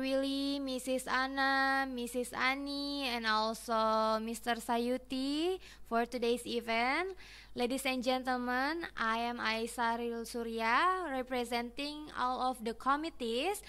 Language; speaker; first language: English; non-native, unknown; Indonesian